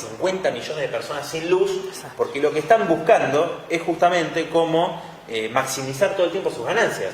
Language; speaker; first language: Spanish; native; Spanish